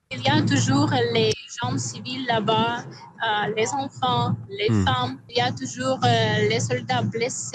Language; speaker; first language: French; non-native, fluent; Russian